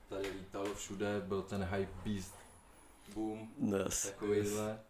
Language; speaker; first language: Czech; early bilingual, other home language; Slovak